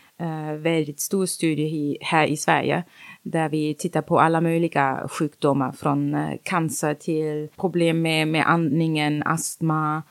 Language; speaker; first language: Swedish; non-native, fluent; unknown